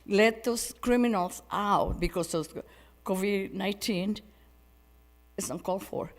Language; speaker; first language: English; non-native, fluent; Spanish